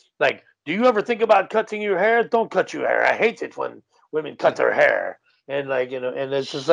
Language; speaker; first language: English; native; English